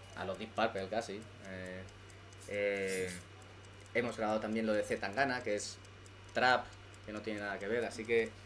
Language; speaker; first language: Spanish; native; Spanish